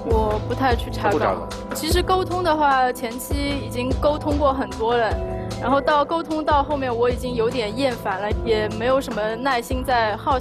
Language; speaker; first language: Chinese; native; Chinese